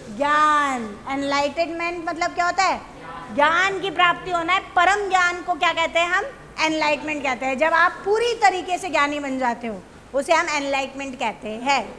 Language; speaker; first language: Hindi; native; Hindi